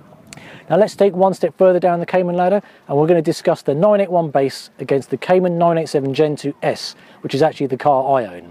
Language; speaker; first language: English; native; English